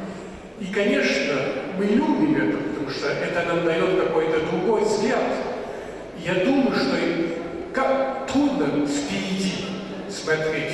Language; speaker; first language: Russian; non-native, learner; French